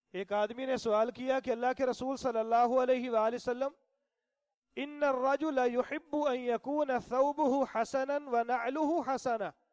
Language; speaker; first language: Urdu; non-native, local second language; Punjabi